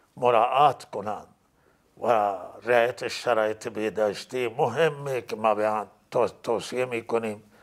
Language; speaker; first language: Persian; non-native, local second language; Baluchi